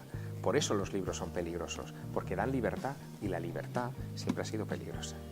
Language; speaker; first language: Spanish; native; Spanish